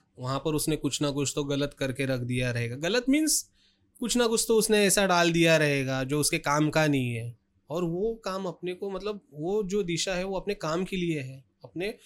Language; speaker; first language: Hindi; non-native, local second language; Marathi